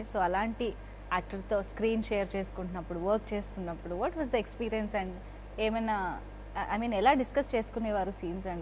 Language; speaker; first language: Telugu; native; Telugu